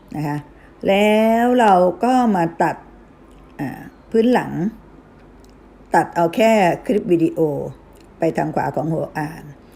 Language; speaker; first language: Thai; native; Thai